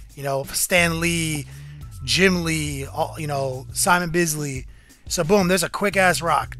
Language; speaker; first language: English; native; English